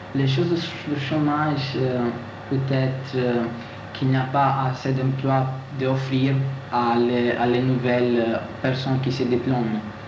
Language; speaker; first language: French; non-native, learner; Italian